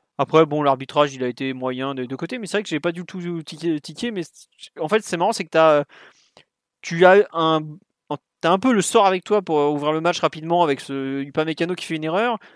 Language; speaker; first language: French; native; French